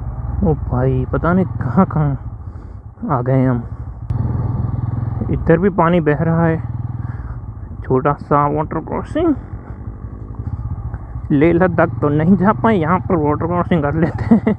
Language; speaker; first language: Hindi; non-native, local second language; Gujarati